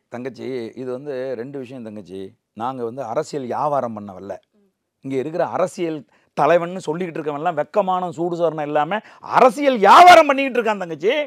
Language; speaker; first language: Tamil; native; Tamil